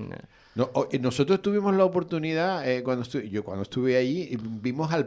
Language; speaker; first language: Spanish; native; Spanish